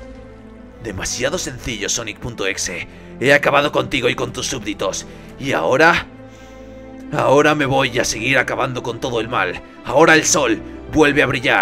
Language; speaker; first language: Spanish; native; Spanish